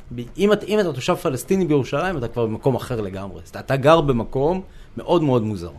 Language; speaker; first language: Hebrew; native; Hebrew